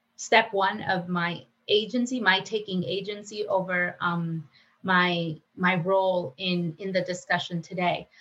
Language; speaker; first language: English; non-native, fluent; Spanish